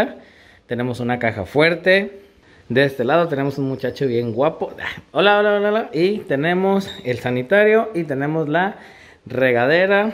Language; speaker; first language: Spanish; native; Spanish